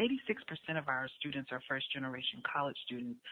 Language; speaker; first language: English; native; English